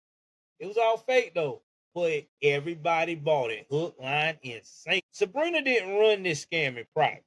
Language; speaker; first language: English; native; English